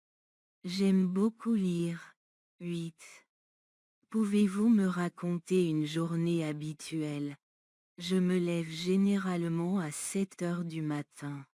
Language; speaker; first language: French; non-native, learner; Bangla